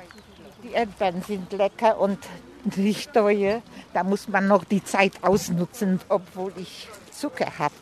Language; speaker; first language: German; non-native, fluent; Polish